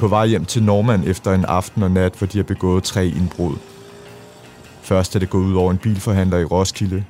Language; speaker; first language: Danish; native; Danish